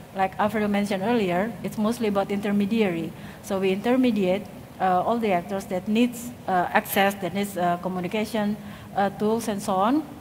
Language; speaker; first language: English; non-native, fluent; Indonesian